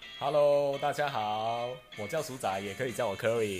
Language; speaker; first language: Chinese; non-native, local second language; Cantonese